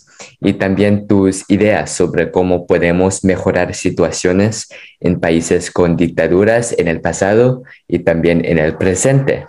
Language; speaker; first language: Spanish; non-native, fluent; English